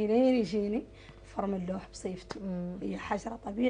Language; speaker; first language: Arabic; native; Arabic